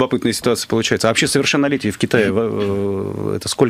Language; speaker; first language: Russian; native; Russian